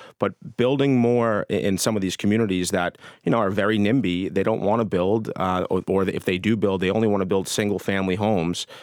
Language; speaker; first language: English; native; English